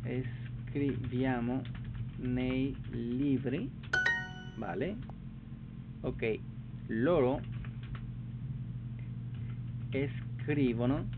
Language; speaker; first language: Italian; non-native, learner; Spanish